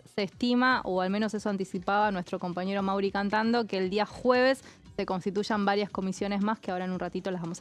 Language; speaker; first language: Spanish; native; Spanish